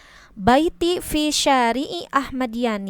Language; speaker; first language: Arabic; non-native, learner; Indonesian